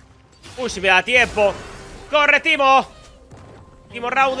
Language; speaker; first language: Spanish; native; Spanish